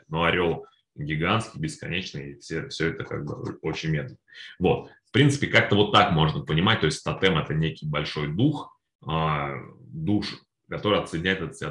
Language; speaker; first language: Russian; native; Russian